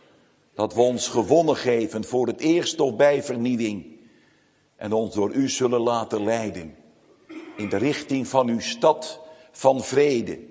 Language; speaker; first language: Dutch; native; Dutch